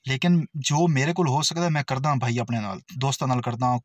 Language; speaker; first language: Urdu; non-native, local second language; Punjabi